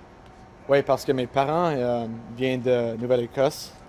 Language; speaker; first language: French; non-native, local second language; English